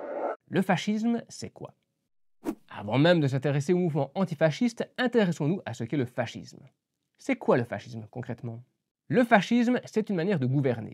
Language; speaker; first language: French; native; French